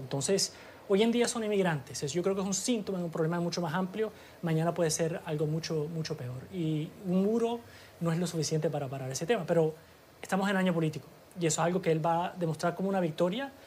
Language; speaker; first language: Spanish; early bilingual, heritage; Spanish